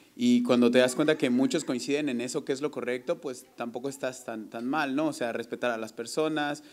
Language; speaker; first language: Spanish; native; Spanish